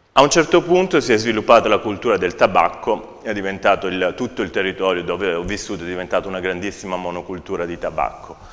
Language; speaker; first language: Italian; native; Italian